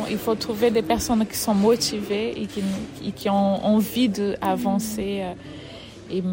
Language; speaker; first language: French; non-native, fluent; Portuguese